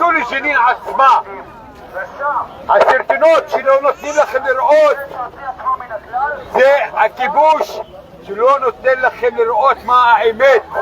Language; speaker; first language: Hebrew; non-native, local second language; Arabic